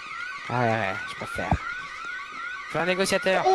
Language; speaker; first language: French; native; French